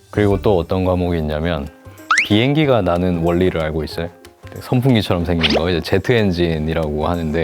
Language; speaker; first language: Korean; native; Korean